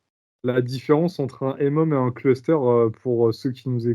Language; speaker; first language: French; native; French